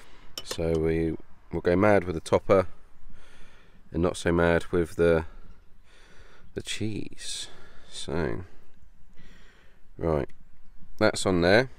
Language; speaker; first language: English; native; English